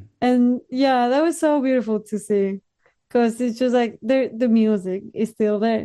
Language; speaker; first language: English; non-native, fluent; Spanish